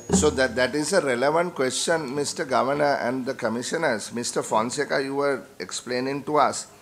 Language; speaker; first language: English; non-native, local second language; Sinhala